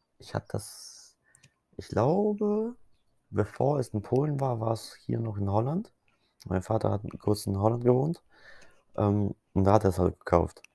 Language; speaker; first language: German; early bilingual, other home language; Polish